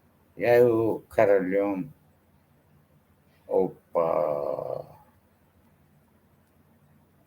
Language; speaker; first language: Russian; non-native, local second language; Turkmen